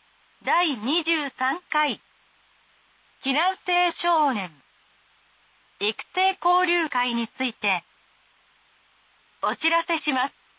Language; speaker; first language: Japanese; native; Japanese